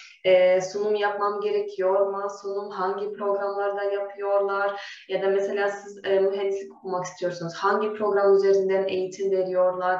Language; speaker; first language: Turkish; non-native, fluent; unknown